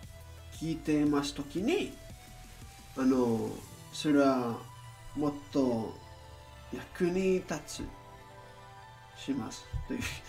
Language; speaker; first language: Japanese; non-native, learner; English